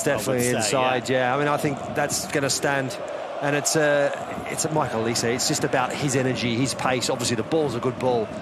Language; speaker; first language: English; native; English